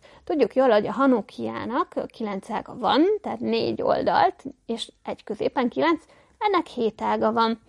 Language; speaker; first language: Hungarian; native; Hungarian